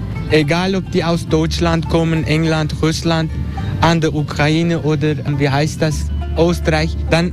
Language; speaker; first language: German; non-native, fluent; Turkish